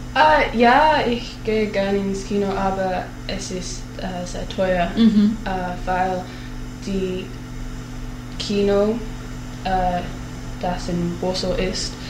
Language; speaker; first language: German; non-native, learner; English